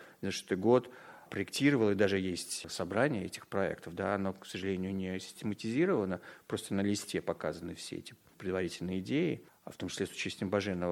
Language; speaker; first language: Russian; native; Russian